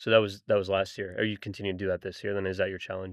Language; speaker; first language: English; native; English